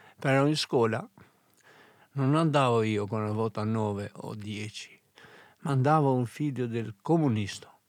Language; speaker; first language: Italian; non-native, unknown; Albanian